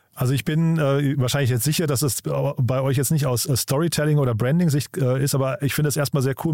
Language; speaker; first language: German; native; German